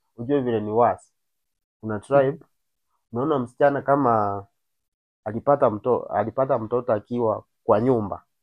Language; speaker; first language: Swahili; native; Swahili